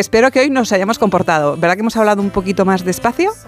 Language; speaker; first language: Spanish; native; Spanish